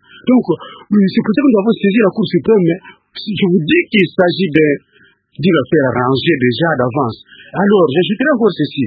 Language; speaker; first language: French; non-native, local second language; Kongo